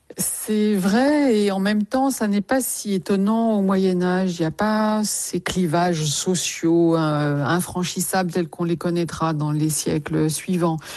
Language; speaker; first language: French; native; French